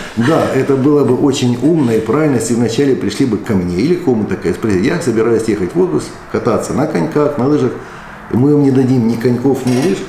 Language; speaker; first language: Russian; early bilingual, other home language; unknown